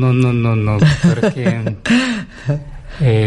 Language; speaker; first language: Catalan; non-native, learner; Russian